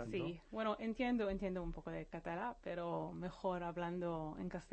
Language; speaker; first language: Spanish; non-native, fluent; Hebrew